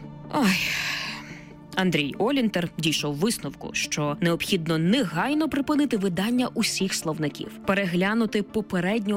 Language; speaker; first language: Ukrainian; native; Ukrainian